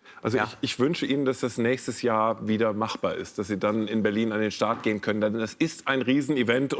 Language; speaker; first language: German; native; German